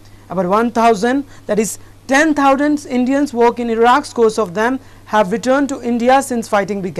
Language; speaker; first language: English; non-native, local second language; Urdu